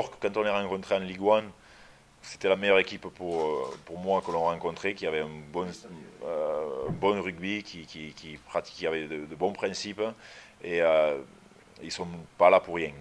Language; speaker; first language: French; native; French